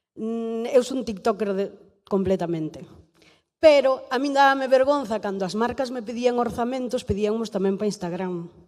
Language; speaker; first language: Galician; native; Galician